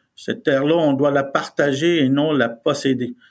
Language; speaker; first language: French; non-native, fluent; Innu-aimun